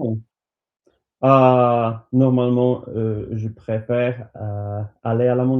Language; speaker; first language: French; non-native, learner; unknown